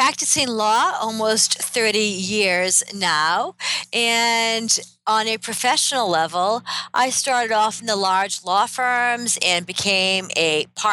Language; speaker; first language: English; native; English